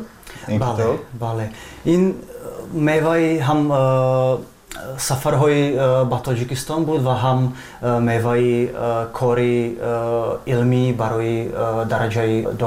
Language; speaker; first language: Persian; non-native, fluent; Czech